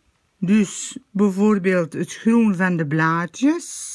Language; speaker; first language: Dutch; native; Dutch